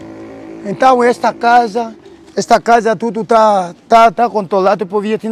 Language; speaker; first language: Portuguese; non-native, local second language; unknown